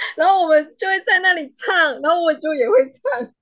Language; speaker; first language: Chinese; native; Chinese